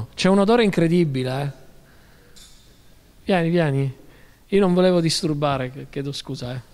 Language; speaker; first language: Italian; native; Italian